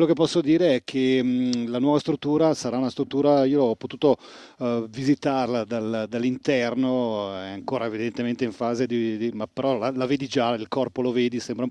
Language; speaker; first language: Italian; native; Italian